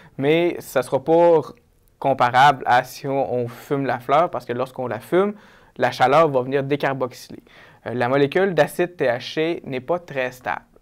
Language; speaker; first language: French; native; French